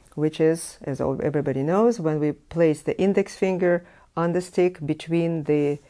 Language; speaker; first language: English; non-native, fluent; Russian